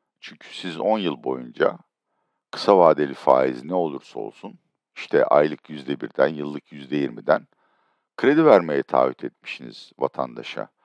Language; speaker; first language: Turkish; native; Turkish